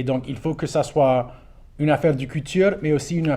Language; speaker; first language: French; non-native, local second language; English